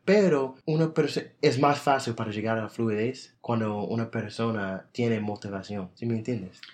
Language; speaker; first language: Spanish; non-native, fluent; English